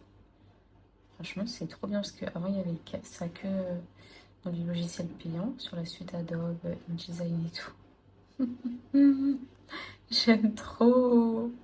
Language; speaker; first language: French; native; French